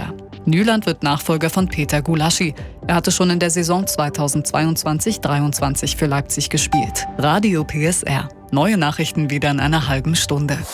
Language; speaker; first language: German; native; German